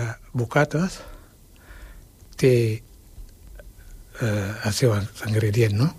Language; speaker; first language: Catalan; non-native, fluent; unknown